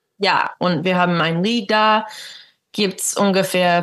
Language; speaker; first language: German; early bilingual, heritage; English